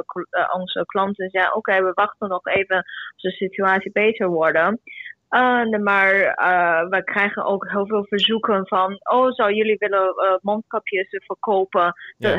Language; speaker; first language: Dutch; non-native, fluent; Chinese